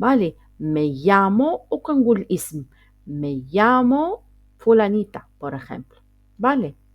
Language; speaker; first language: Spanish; non-native, fluent; Arabic